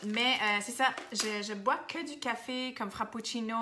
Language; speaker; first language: French; native; French